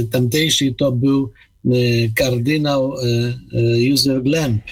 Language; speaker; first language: Ukrainian; non-native, fluent; Polish